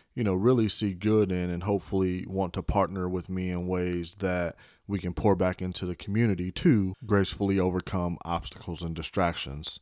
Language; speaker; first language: English; native; English